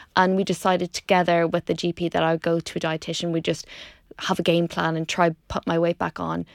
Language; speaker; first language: English; native; English